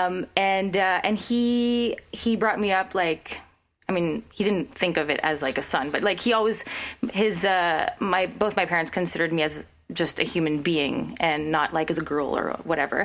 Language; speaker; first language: English; non-native, local second language; French